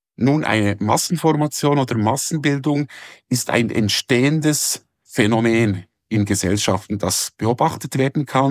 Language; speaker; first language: German; native; German